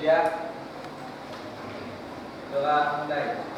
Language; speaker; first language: Indonesian; native; Indonesian